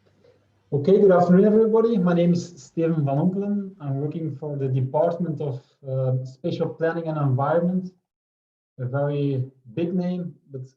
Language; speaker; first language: English; non-native, fluent; Dutch